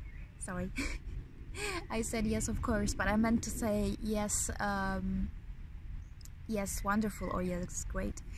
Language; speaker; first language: English; non-native, fluent; Ukrainian